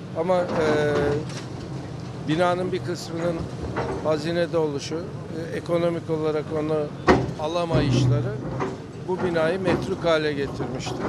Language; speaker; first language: Turkish; native; Turkish